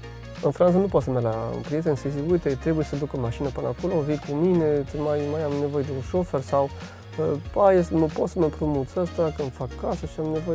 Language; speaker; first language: Romanian; non-native, fluent; French